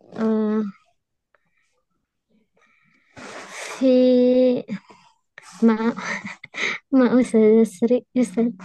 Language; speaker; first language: Arabic; non-native, learner; Indonesian